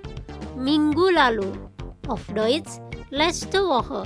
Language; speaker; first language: German; non-native, fluent; Indonesian